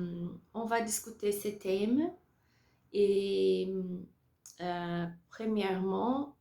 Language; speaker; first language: French; non-native, learner; Portuguese